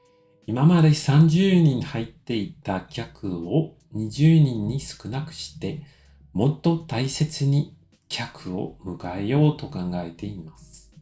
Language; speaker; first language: Japanese; non-native, fluent; French